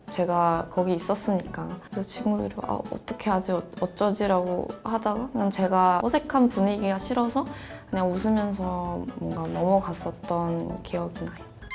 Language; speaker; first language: Korean; non-native, fluent; Chinese